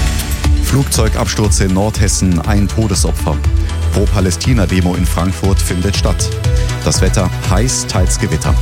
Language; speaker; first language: German; native; German